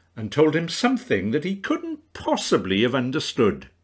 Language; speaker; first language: English; native; English